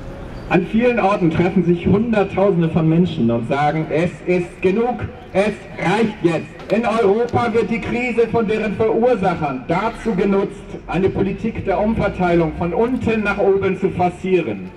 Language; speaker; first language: German; native; German